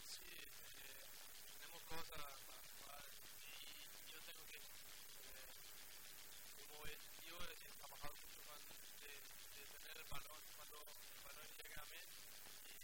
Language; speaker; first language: Spanish; non-native, learner; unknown